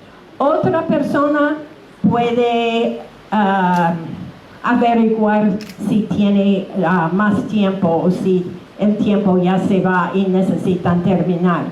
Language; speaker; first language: Spanish; non-native, fluent; English